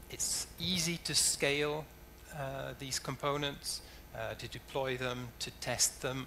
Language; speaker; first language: English; native; English